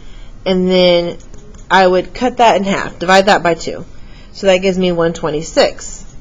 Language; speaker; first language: English; native; English